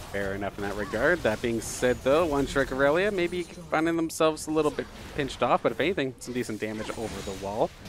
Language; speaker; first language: English; native; English